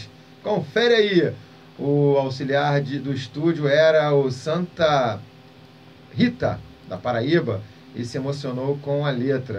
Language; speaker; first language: Portuguese; native; Portuguese